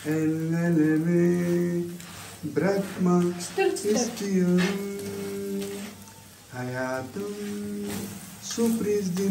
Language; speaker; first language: Turkish; non-native, learner; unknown